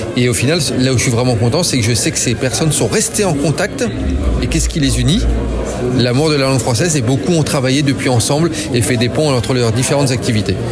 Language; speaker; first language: French; native; French